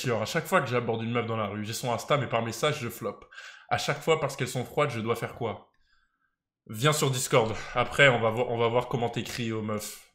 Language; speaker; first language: French; native; French